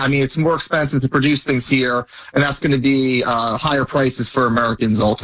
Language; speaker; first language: English; native; English